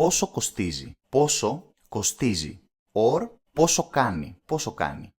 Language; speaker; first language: Greek; non-native, learner; English